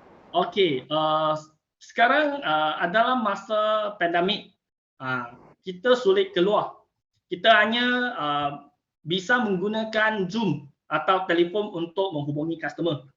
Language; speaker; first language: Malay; non-native, local second language; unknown